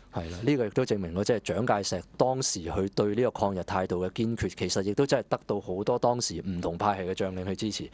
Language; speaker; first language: Cantonese; native; Cantonese